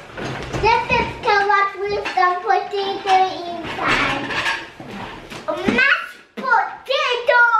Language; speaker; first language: English; early bilingual, heritage; English